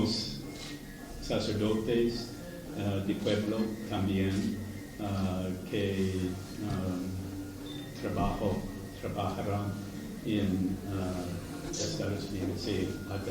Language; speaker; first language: Spanish; non-native, learner; English